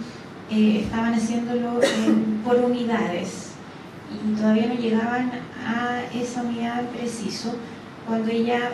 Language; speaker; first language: Spanish; native; Spanish